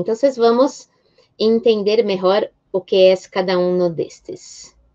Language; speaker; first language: Spanish; non-native, fluent; Portuguese